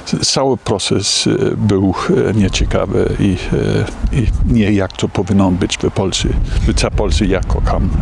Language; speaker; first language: Polish; non-native, learner; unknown